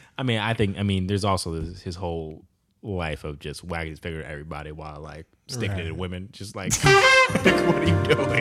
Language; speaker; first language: English; native; English